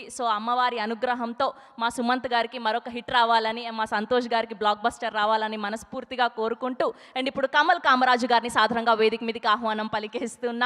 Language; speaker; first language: Telugu; native; Telugu